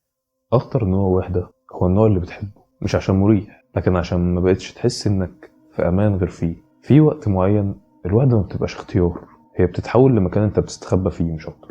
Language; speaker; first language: Arabic; native; Arabic